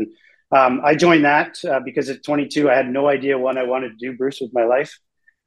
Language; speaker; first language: English; native; English